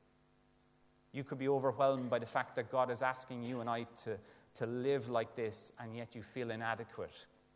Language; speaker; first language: English; native; English